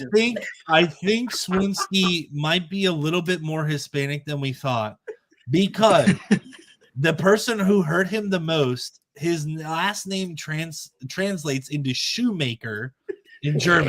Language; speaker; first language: English; native; English